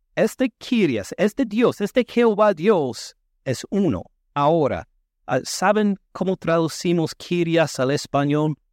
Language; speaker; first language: Spanish; non-native, fluent; English